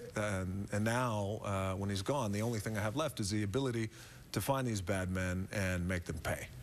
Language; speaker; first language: English; native; English